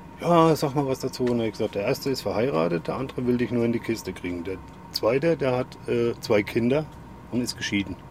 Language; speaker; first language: German; native; German